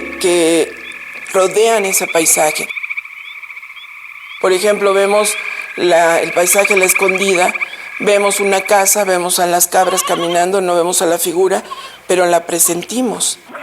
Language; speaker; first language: Spanish; native; Spanish